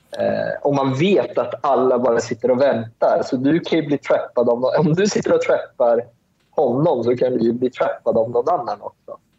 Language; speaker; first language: Swedish; early bilingual, other home language; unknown